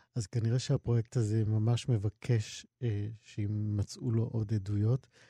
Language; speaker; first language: Hebrew; native; Hebrew